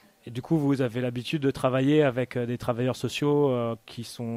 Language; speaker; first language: French; native; French